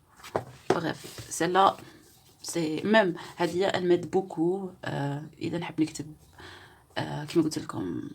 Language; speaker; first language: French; non-native, local second language; Arabic